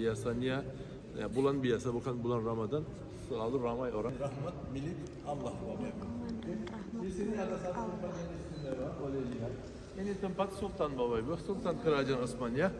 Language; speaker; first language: Indonesian; non-native, fluent; Turkish